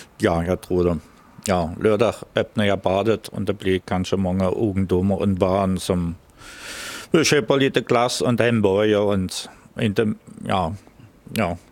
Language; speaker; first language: Swedish; non-native, fluent; German